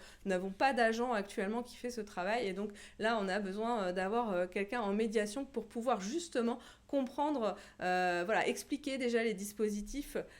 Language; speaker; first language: French; native; French